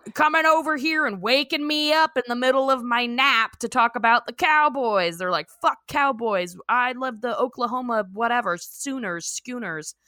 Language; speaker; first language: English; native; English